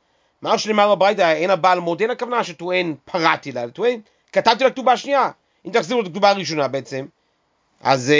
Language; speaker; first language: Hebrew; native; Hebrew